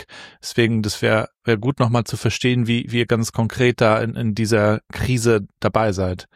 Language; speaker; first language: German; native; German